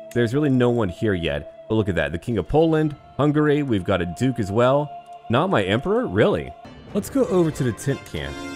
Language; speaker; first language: English; native; English